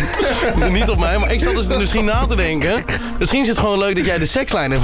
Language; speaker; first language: Dutch; native; Dutch